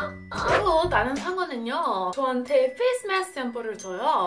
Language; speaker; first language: Korean; non-native, fluent; English